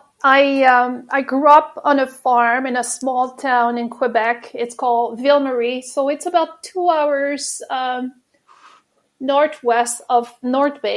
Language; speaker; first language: English; non-native, fluent; French